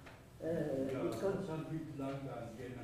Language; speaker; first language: French; non-native, fluent; Spanish